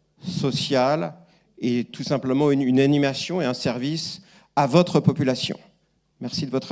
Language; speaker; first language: French; native; French